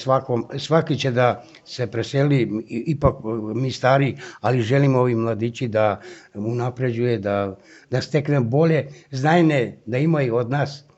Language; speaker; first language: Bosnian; non-native, local second language; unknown